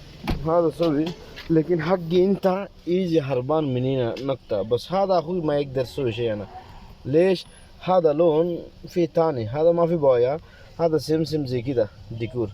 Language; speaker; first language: Arabic; non-native, learner; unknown